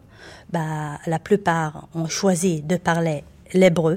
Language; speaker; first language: French; non-native, fluent; Hebrew